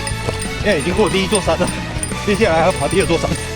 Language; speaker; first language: Chinese; native; Chinese